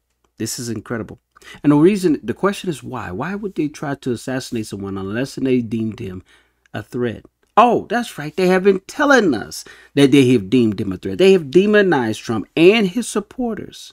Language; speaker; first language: English; native; English